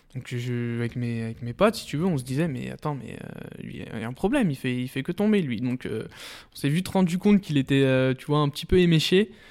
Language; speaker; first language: French; native; French